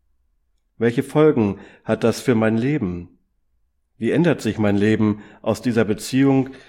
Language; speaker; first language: German; native; German